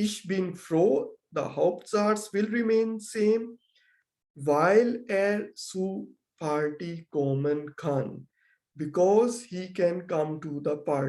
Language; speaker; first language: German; non-native, learner; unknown